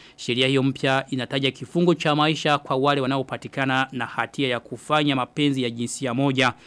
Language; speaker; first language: Swahili; non-native, local second language; Rundi